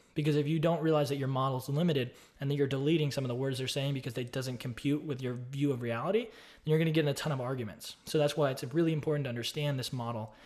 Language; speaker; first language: English; native; English